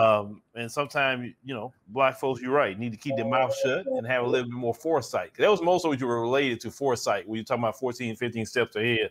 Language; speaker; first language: English; native; English